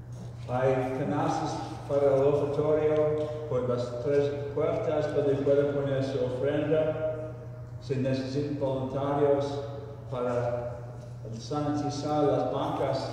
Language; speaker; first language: Spanish; non-native, fluent; English